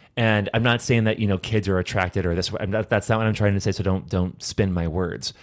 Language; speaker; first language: English; native; English